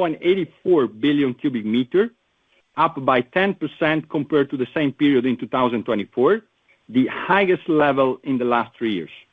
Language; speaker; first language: English; non-native, fluent; Italian